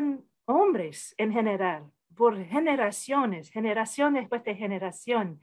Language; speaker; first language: Spanish; non-native, fluent; English